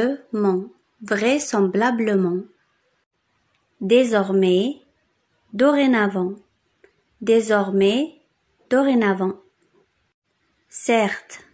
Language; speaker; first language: French; non-native, fluent; Arabic